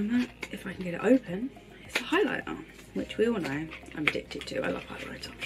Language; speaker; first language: English; native; English